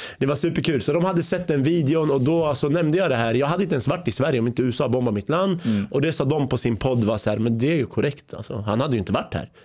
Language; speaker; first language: Swedish; early bilingual, other home language; Arabic